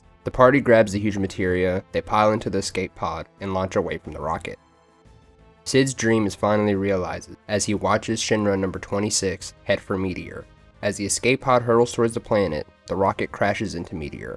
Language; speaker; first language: English; native; English